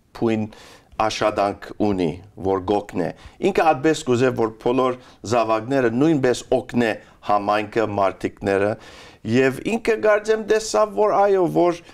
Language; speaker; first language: Armenian; early bilingual, heritage; Armenian